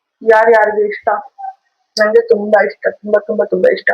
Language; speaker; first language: Kannada; non-native, learner; Hindi